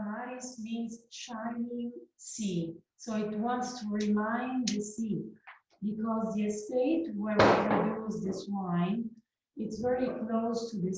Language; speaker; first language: English; non-native, fluent; Italian